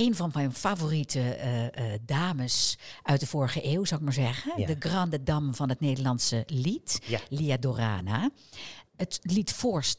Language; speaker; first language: Dutch; native; Dutch